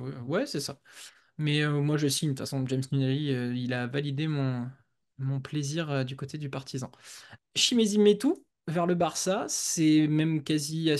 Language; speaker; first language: French; native; French